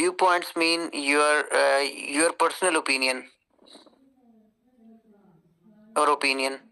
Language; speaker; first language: English; non-native, learner; Urdu